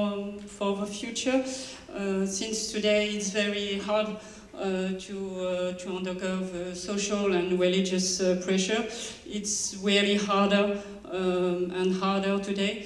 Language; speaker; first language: English; non-native, learner; French